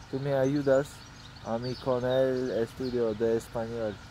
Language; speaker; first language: Spanish; non-native, learner; English